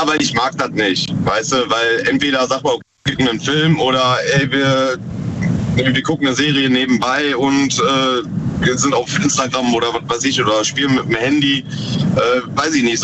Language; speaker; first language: German; native; German